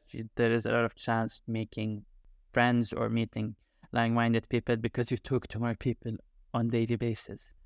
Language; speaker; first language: English; non-native, fluent; Arabic